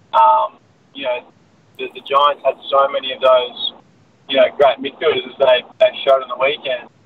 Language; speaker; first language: English; native; English